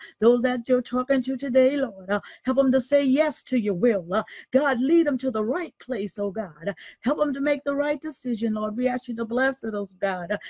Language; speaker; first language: English; native; English